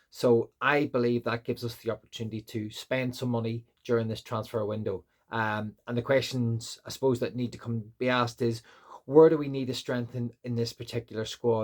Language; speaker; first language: English; native; English